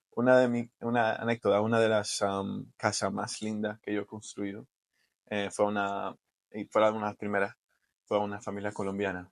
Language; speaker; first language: Spanish; early bilingual, heritage; Spanish